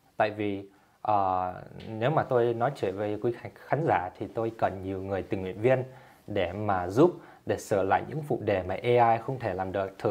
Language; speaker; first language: Vietnamese; early bilingual, heritage; English